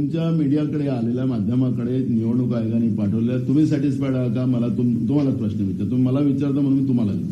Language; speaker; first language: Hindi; non-native, local second language; Marathi